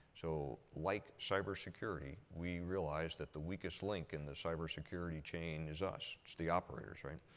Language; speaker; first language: English; native; English